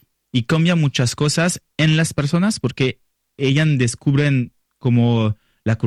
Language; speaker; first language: Spanish; non-native, learner; French